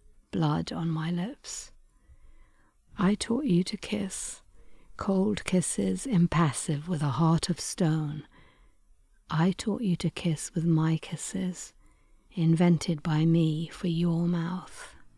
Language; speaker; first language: English; native; English